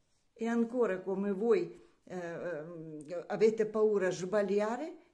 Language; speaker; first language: Italian; non-native, learner; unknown